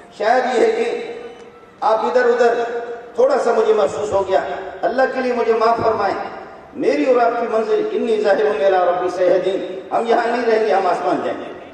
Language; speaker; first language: Urdu; non-native, local second language; Brahui